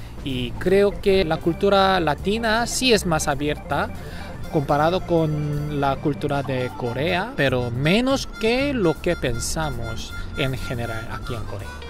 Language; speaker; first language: Spanish; non-native, fluent; Korean